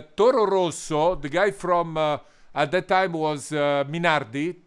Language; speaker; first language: English; non-native, fluent; Italian